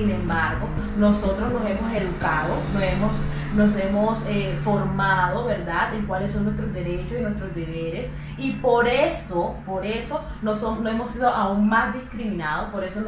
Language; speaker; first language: Spanish; native; Spanish